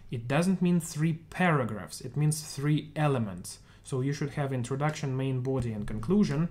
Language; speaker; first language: English; non-native, fluent; Russian